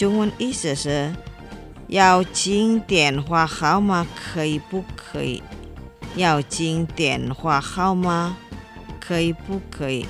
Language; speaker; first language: Chinese; non-native, fluent; Indonesian